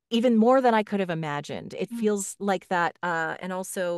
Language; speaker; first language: English; native; English